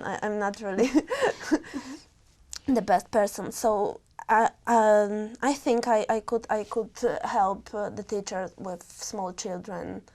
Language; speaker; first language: English; non-native, learner; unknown